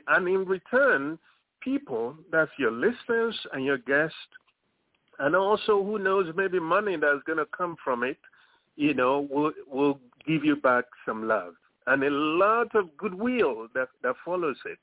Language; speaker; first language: English; non-native, local second language; Yoruba